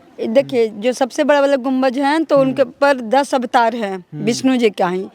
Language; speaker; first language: Hindi; native; Hindi